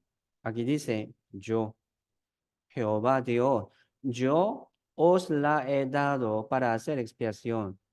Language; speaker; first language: Spanish; non-native, fluent; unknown